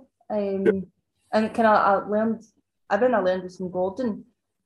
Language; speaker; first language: English; native; English